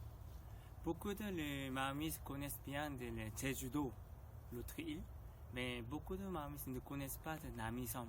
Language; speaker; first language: French; non-native, learner; Korean